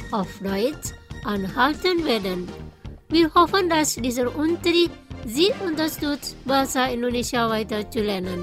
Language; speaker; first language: German; non-native, fluent; Indonesian